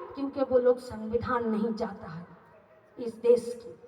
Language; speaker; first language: Hindi; non-native, local second language; Bangla